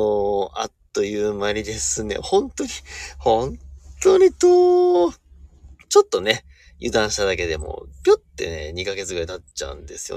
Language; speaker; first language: Japanese; native; Japanese